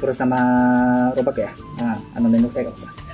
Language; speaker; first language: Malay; non-native, learner; Japanese